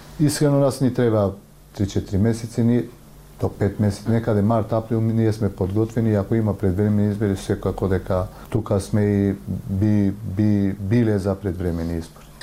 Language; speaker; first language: Macedonian; non-native, local second language; Albanian